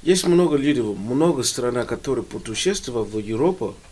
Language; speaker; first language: Russian; non-native, learner; English